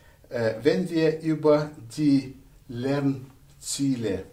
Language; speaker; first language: German; non-native, fluent; Russian